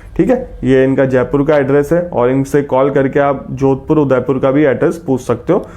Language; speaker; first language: Hindi; native; Hindi